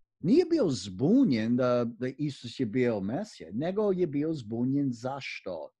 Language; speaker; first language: Croatian; early bilingual, heritage; Croatian